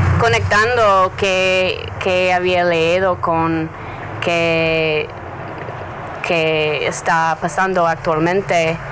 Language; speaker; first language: Spanish; non-native, learner; English